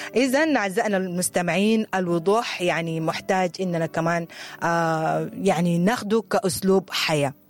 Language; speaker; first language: Arabic; native; Arabic